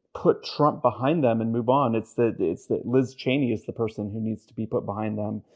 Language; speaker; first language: English; native; English